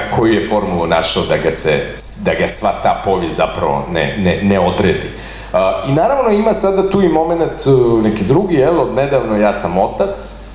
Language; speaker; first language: Croatian; native; Croatian